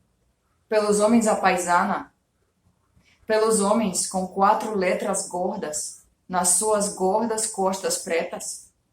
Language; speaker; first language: Portuguese; non-native, fluent; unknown